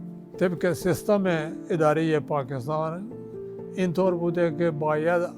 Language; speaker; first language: Persian; non-native, fluent; Urdu